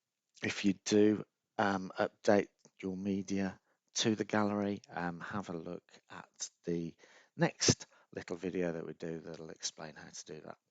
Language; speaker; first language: English; native; English